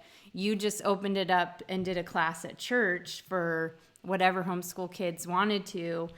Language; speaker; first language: English; native; English